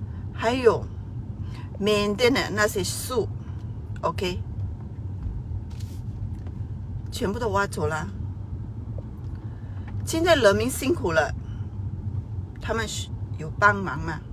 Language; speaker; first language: Chinese; non-native, fluent; Burmese